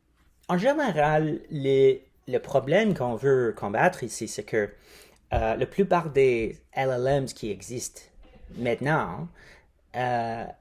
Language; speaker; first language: French; non-native, fluent; English